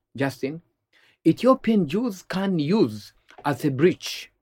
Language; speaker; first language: English; non-native, learner; Amharic